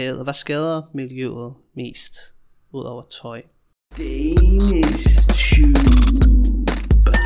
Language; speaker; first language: Danish; non-native, fluent; English